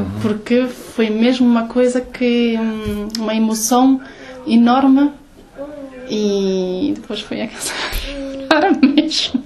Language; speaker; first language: Portuguese; early bilingual, heritage; Portuguese